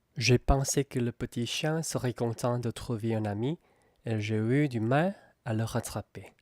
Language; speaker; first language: French; non-native, fluent; Korean